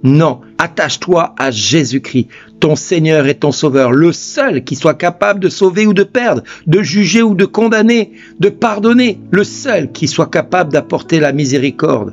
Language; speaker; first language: French; native; French